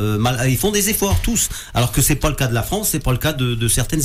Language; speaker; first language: French; native; French